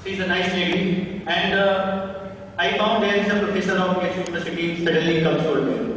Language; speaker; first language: English; non-native, local second language; Hindi